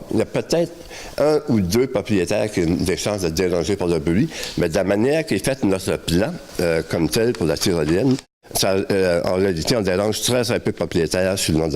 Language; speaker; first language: French; native; French